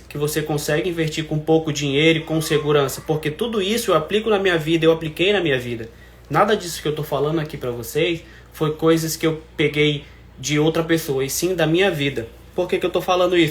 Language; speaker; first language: Portuguese; native; Portuguese